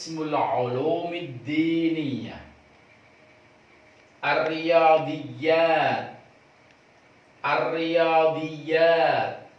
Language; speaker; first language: Arabic; non-native, fluent; Indonesian